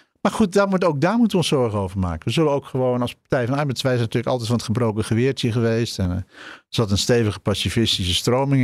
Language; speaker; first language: Dutch; native; Dutch